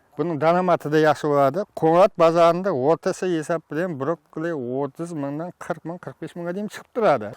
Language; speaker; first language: Uzbek; non-native, local second language; Kara-Kalpak